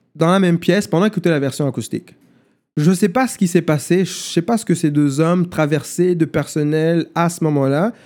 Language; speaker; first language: French; non-native, local second language; German